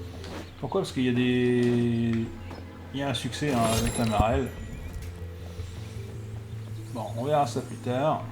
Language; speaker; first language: French; native; French